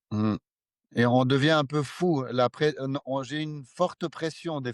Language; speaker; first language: French; non-native, fluent; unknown